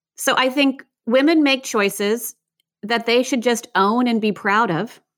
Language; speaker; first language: English; native; English